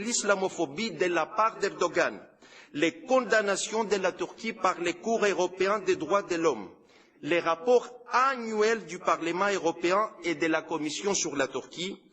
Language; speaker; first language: French; non-native, fluent; Greek